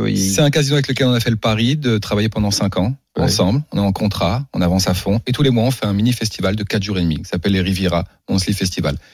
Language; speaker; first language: French; native; French